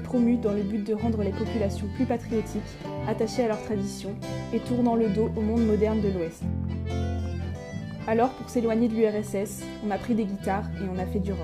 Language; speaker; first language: French; native; French